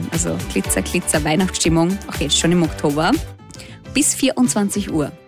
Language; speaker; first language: German; native; German